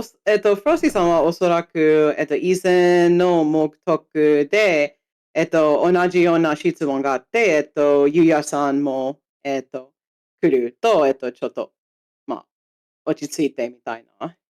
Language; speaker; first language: Japanese; non-native, fluent; English